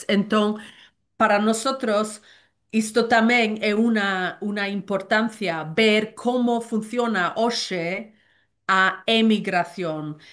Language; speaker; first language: Galician; non-native, learner; Welsh